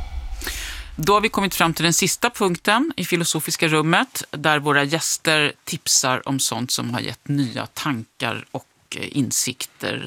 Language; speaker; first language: Swedish; native; Swedish